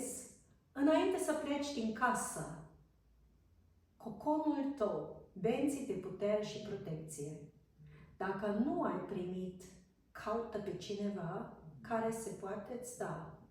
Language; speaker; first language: Romanian; non-native, fluent; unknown